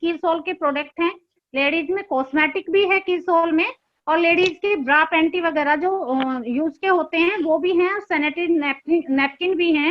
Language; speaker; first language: Hindi; native; Hindi